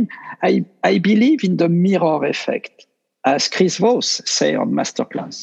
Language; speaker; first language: English; non-native, fluent; French